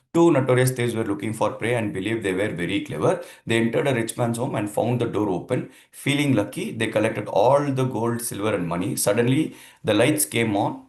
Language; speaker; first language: English; non-native, local second language; Kannada